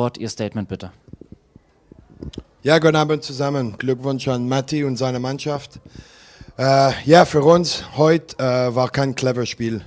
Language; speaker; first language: German; non-native, learner; French